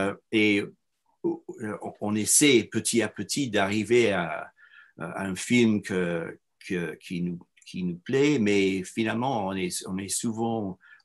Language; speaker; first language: French; non-native, fluent; English